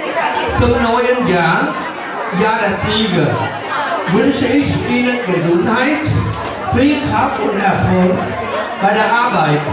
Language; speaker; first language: German; non-native, fluent; Vietnamese